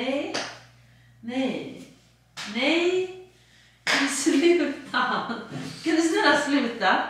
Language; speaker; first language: Swedish; native; Swedish